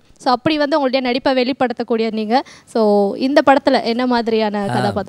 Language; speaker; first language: Tamil; native; Tamil